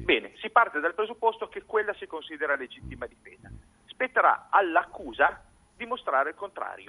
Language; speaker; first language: Italian; native; Italian